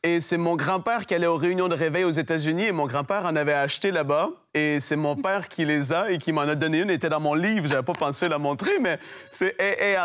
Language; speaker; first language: French; native; French